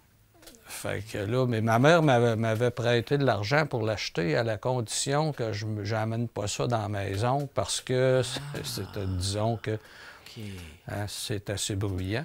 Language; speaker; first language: French; native; French